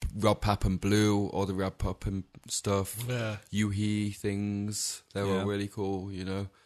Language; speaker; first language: English; native; English